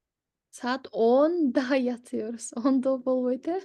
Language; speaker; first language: Turkish; non-native, fluent; Kyrgyz